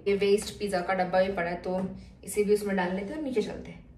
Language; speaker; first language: Hindi; non-native, local second language; Tulu